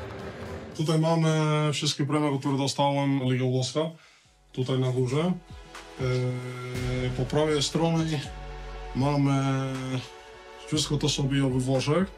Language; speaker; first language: Polish; non-native, learner; Spanish